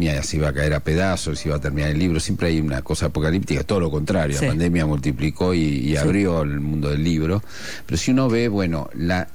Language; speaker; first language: Spanish; non-native, local second language; Asturian